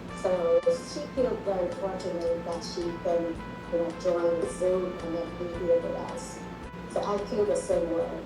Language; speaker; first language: English; non-native, learner; Vietnamese